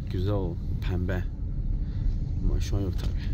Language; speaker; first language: Turkish; non-native, learner; Chinese